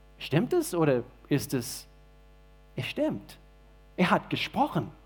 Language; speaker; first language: German; non-native, fluent; English